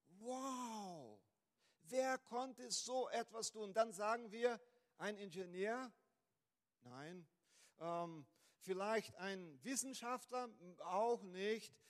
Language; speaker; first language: German; non-native, fluent; Portuguese